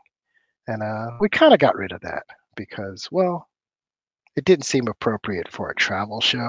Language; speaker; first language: English; native; English